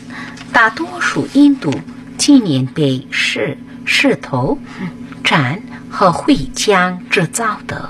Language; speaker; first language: Chinese; non-native, fluent; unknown